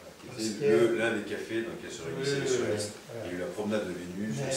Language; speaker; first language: French; native; French